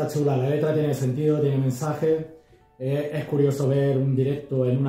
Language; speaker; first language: Spanish; native; Spanish